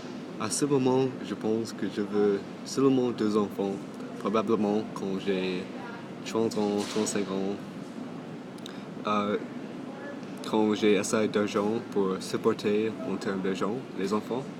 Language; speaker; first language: French; non-native, local second language; English